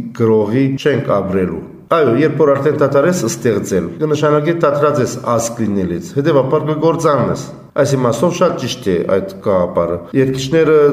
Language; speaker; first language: Armenian; early bilingual, heritage; Armenian